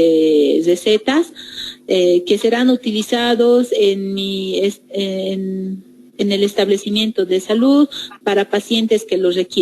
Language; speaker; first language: Spanish; native; Spanish